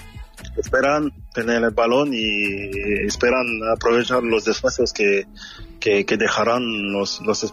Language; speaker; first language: Spanish; non-native, fluent; French